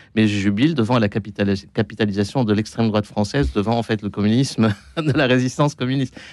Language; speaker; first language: French; non-native, local second language; Arabic